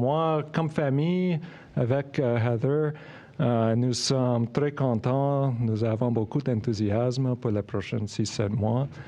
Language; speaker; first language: French; non-native, local second language; English